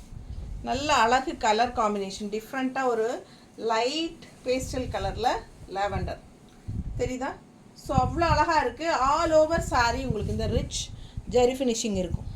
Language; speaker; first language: Tamil; native; Tamil